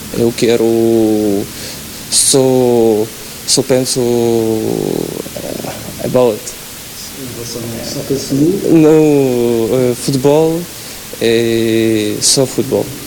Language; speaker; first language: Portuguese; non-native, learner; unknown